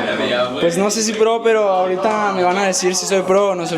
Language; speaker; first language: Spanish; native; Spanish